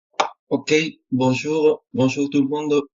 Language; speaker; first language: French; non-native, fluent; Spanish